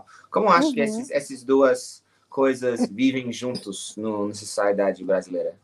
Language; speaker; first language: Portuguese; non-native, learner; English